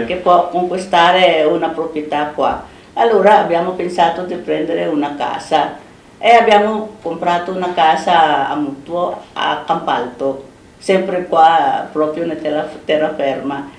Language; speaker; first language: Italian; non-native, fluent; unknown